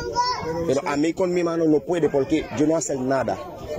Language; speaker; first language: Spanish; non-native, learner; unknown